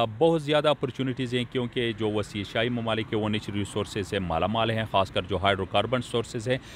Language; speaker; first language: Urdu; non-native, local second language; Pashto